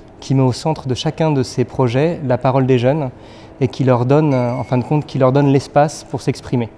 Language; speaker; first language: French; native; French